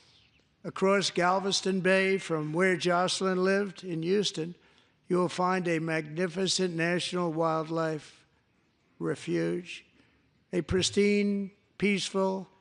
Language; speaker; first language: English; native; English